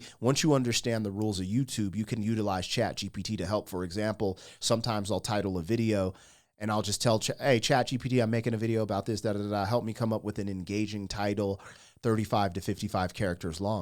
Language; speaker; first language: English; native; English